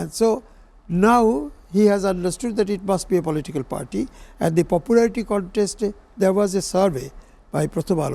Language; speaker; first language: English; non-native, local second language; Bangla